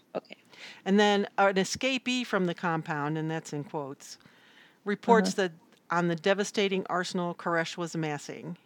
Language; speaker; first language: English; native; English